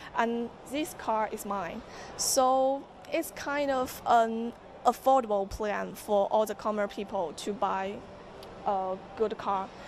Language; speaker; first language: English; non-native, fluent; Chinese